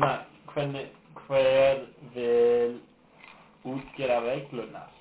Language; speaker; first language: Icelandic; non-native, learner; English